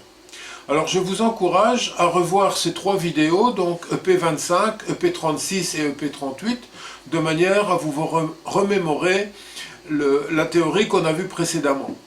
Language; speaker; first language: French; native; French